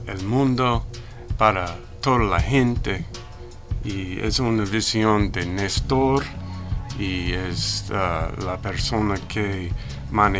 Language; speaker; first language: Spanish; non-native, learner; English